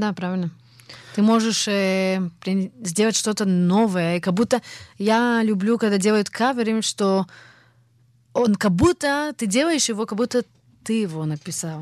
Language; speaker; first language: Russian; early bilingual, heritage; Russian